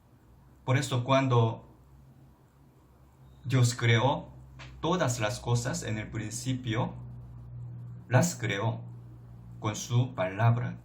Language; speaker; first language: Spanish; non-native, fluent; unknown